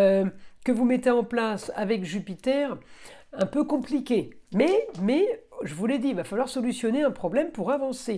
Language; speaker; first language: French; native; French